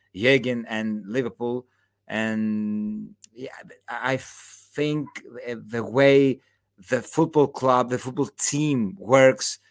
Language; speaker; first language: English; non-native, fluent; Greek